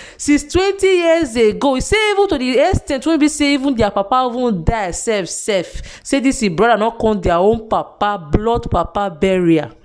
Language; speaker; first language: Nigerian Pidgin; native; Nigerian Pidgin